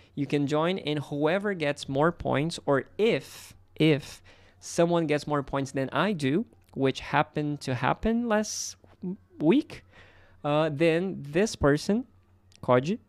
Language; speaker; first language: English; non-native, fluent; Portuguese